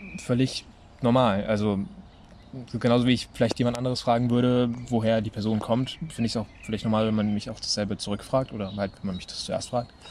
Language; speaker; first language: German; early bilingual, other home language; Italian